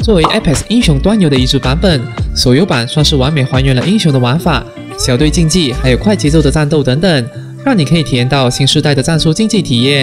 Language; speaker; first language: Chinese; native; Chinese